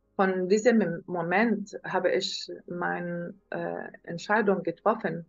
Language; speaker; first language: German; non-native, learner; Arabic